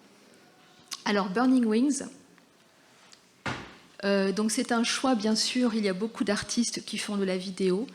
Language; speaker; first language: French; native; French